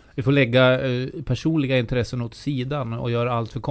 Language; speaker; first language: Swedish; native; Swedish